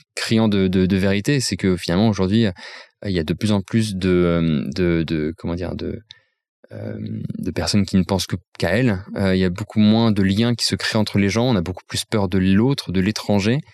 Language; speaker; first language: French; native; French